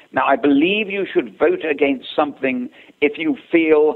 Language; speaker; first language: English; native; English